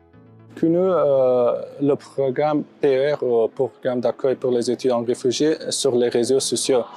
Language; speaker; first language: French; non-native, fluent; Pashto